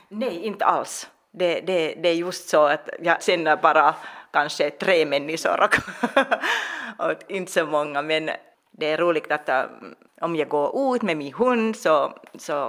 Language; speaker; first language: Swedish; non-native, local second language; Finnish